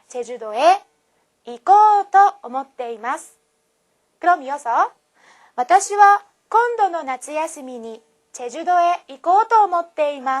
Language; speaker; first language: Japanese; non-native, fluent; Korean